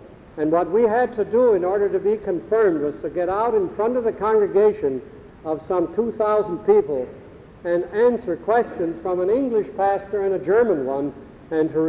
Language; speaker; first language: English; early bilingual, other home language; German